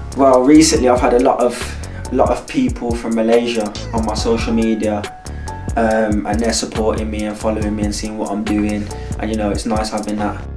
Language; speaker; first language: English; native; English